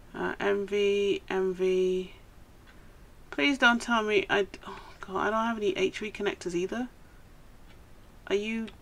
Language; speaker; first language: English; native; English